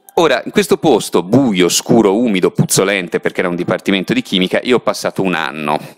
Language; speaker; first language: Italian; native; Italian